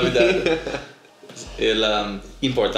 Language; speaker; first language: Spanish; non-native, learner; English